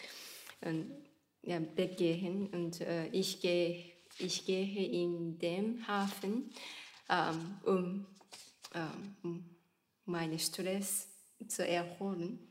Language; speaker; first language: German; non-native, learner; Japanese